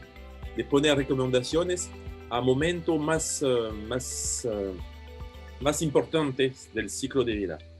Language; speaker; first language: Spanish; non-native, fluent; French